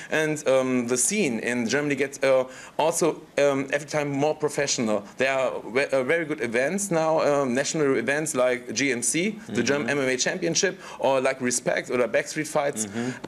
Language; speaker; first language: English; non-native, fluent; German